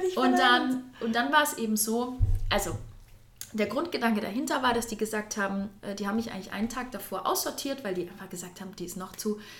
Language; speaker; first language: German; native; German